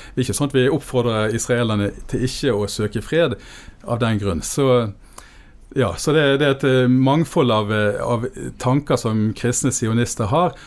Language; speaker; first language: Norwegian; native; Norwegian